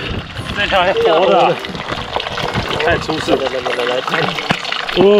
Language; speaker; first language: Chinese; native; Chinese